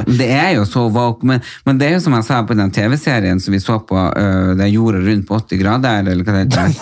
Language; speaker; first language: Norwegian; native; Norwegian